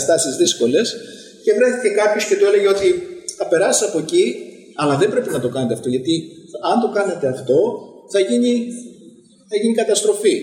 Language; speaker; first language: Greek; native; Greek